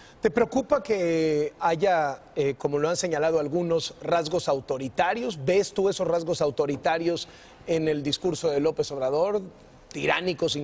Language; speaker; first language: Spanish; native; Spanish